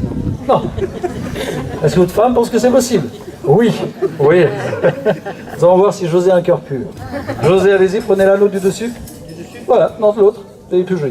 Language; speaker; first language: French; native; French